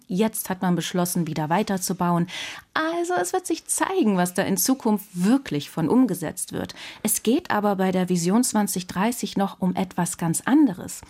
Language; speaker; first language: German; native; German